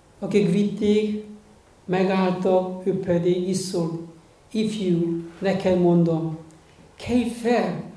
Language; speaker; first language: Hungarian; non-native, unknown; Korean